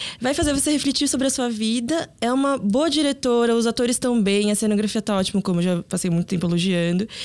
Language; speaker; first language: Portuguese; early bilingual, other home language; Korean